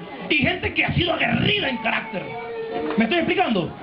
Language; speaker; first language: Spanish; native; Spanish